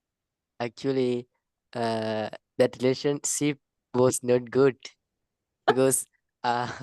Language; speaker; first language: English; non-native, learner; Sinhala